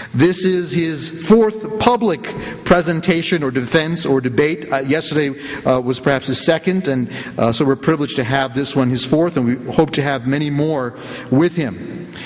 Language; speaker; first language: English; native; English